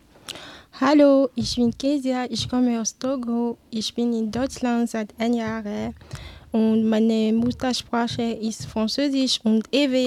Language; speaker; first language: German; non-native, learner; Ewe